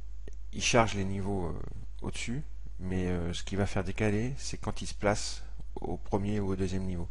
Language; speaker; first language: French; native; French